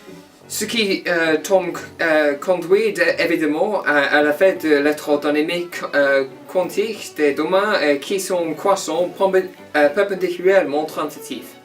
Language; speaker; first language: French; non-native, learner; English